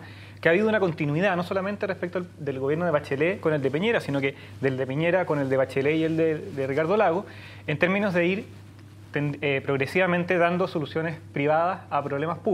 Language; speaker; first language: Spanish; native; Spanish